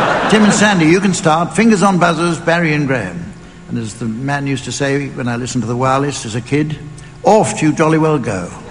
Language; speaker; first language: English; native; English